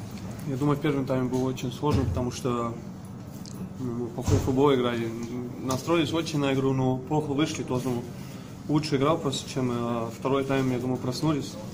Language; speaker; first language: Russian; non-native, learner; German